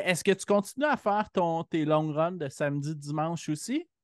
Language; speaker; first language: French; native; French